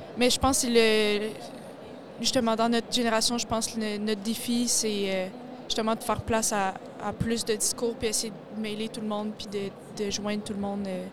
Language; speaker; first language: French; native; French